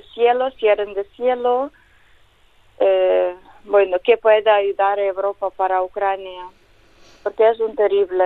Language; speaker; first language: Spanish; non-native, learner; Ukrainian